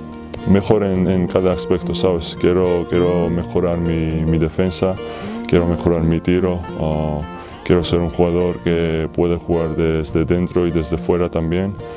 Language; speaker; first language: Spanish; non-native, fluent; Georgian